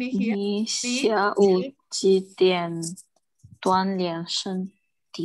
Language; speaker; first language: Chinese; non-native, learner; Indonesian